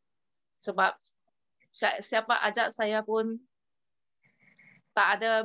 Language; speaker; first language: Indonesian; non-native, local second language; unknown